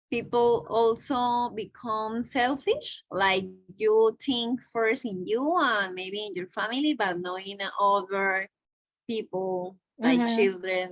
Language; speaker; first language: English; non-native, learner; Spanish